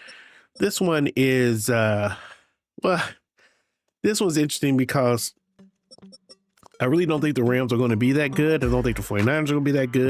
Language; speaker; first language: English; native; English